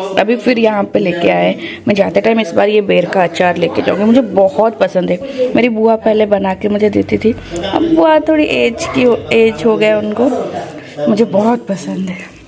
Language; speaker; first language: Hindi; non-native, local second language; Odia